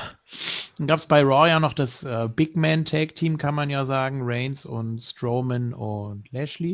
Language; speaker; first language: German; native; German